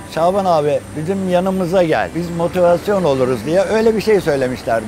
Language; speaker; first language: Turkish; native; Turkish